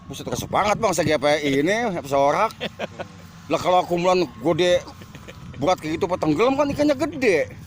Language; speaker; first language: Indonesian; native; Indonesian